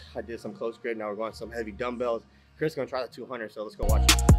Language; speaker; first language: English; native; English